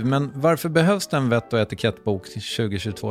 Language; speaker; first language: Swedish; native; Swedish